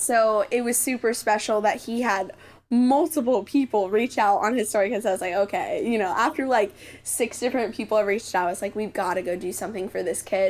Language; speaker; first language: English; native; English